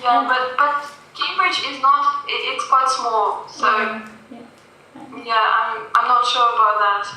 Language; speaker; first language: English; non-native, fluent; Russian